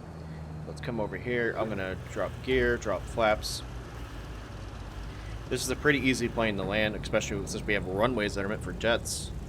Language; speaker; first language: English; native; English